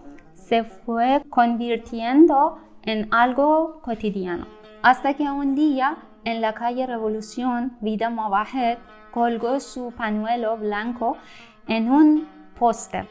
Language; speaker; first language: Spanish; non-native, fluent; Persian